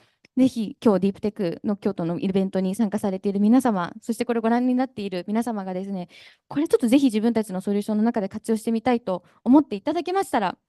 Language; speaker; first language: Japanese; native; Japanese